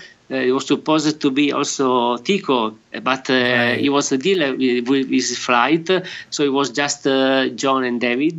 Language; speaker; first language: English; non-native, learner; Italian